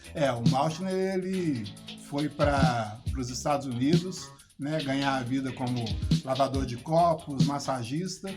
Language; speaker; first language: Portuguese; native; Portuguese